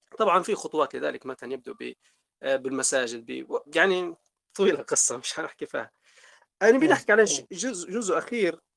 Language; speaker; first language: Arabic; native; Arabic